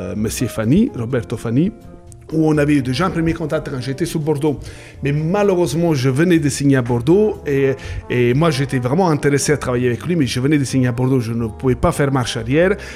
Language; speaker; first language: French; non-native, fluent; Italian